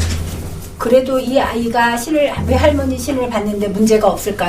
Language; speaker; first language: Korean; native; Korean